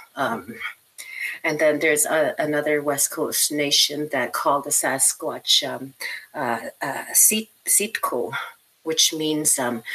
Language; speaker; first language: English; native; English